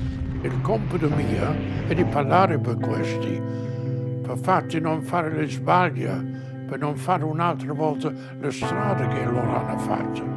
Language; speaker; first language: Italian; non-native, fluent; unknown